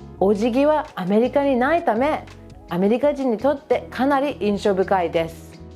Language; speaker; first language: Japanese; native; Japanese